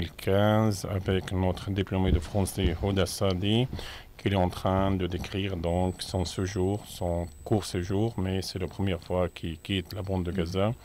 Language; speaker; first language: French; non-native, fluent; Arabic